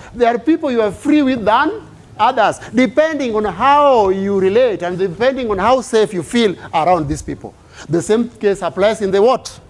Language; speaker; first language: English; non-native, local second language; Swahili